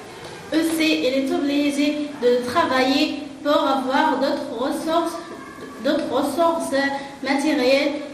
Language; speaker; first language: French; non-native, learner; Arabic